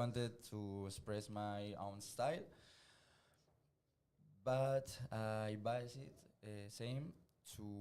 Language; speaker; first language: English; non-native, learner; Spanish